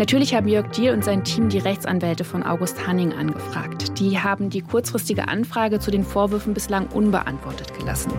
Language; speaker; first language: German; native; German